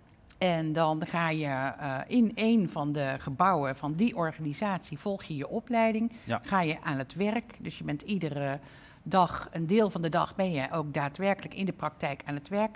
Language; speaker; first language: Dutch; native; Dutch